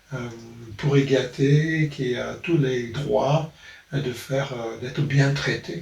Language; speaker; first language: French; non-native, fluent; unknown